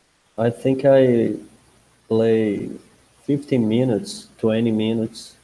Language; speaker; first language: English; non-native, learner; Portuguese